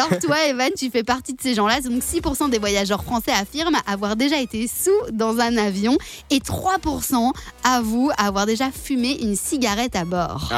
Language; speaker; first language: French; native; French